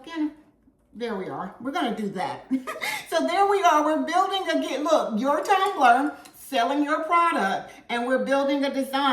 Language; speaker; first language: English; native; English